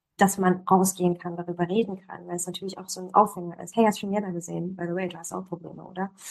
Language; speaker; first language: German; early bilingual, other home language; Polish